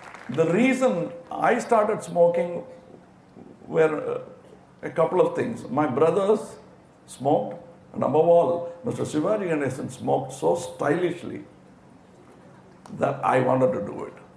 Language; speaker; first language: English; non-native, local second language; Tamil